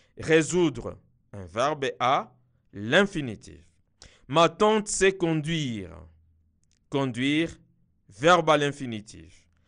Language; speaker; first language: French; non-native, local second language; Kinyarwanda